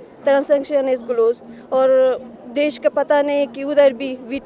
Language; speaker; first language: Hindi; non-native, learner; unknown